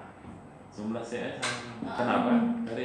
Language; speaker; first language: Indonesian; native; Indonesian